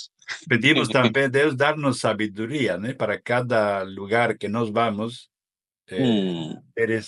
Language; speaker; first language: Portuguese; non-native, fluent; Spanish